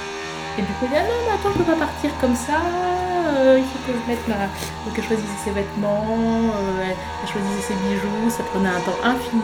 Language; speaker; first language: French; native; French